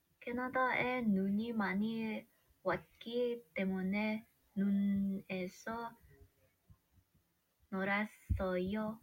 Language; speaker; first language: Korean; non-native, learner; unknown